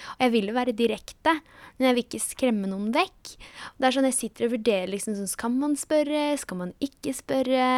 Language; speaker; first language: Norwegian; early bilingual, other home language; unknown